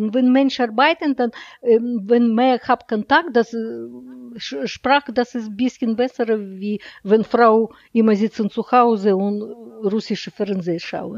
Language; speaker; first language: German; non-native, learner; Russian